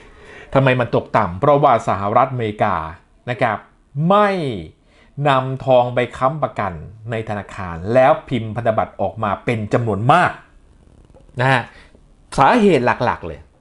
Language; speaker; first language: Thai; native; Thai